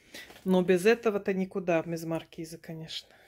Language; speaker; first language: Russian; native; Russian